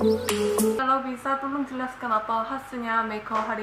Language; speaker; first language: Indonesian; non-native, learner; Korean